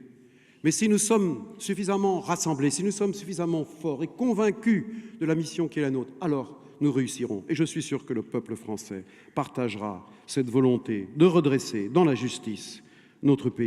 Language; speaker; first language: French; native; French